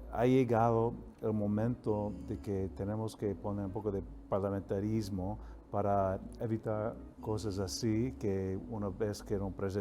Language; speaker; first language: Spanish; non-native, fluent; English